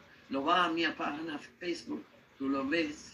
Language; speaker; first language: Spanish; non-native, learner; German